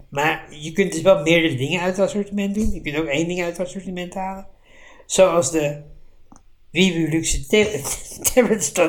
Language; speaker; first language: Dutch; native; Dutch